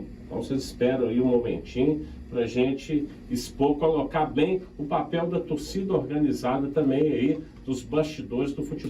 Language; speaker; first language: Portuguese; native; Portuguese